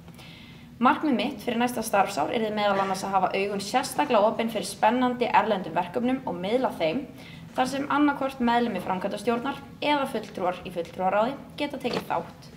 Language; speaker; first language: Icelandic; native; Icelandic